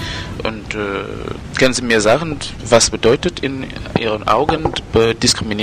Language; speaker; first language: German; non-native, learner; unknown